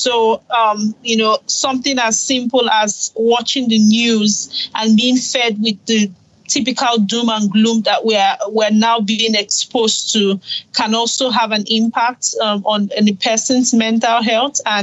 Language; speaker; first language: English; non-native, local second language; Igbo